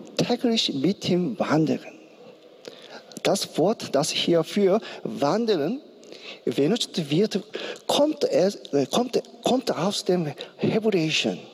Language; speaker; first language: German; non-native, learner; Korean